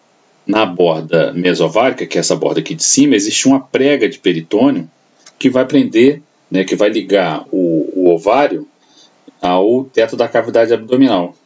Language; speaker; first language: Portuguese; native; Portuguese